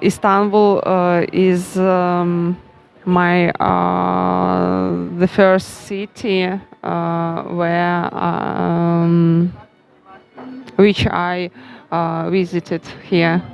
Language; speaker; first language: English; non-native, learner; Russian